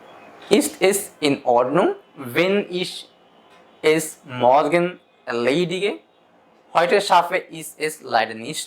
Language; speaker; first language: German; non-native, fluent; Bangla